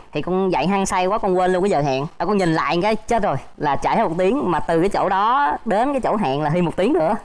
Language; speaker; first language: Vietnamese; native; Vietnamese